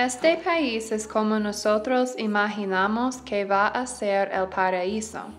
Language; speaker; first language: Spanish; non-native, fluent; English